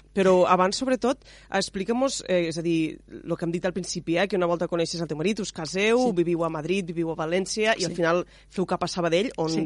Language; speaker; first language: Catalan; native; Catalan